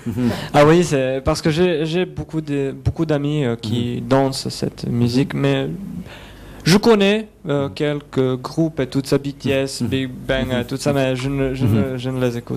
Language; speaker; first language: French; non-native, learner; Serbian